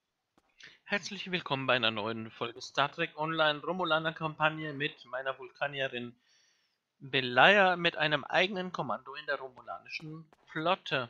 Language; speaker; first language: German; native; German